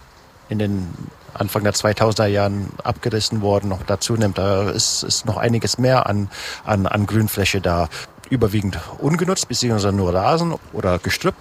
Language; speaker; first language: German; native; German